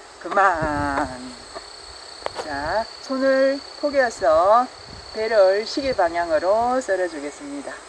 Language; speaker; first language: Korean; native; Korean